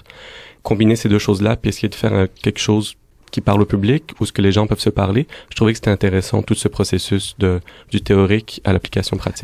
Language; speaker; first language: French; native; French